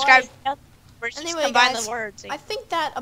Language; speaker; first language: English; native; English